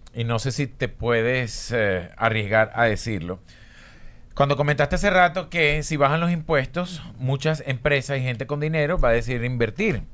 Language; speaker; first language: Spanish; native; Spanish